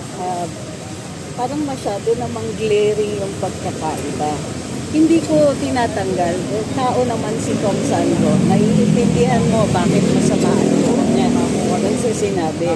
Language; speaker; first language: Filipino; native; Filipino